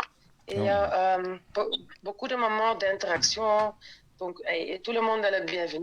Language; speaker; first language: French; non-native, local second language; Dutch